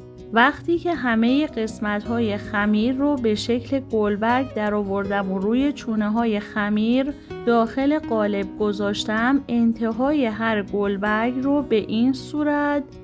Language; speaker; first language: Persian; native; Persian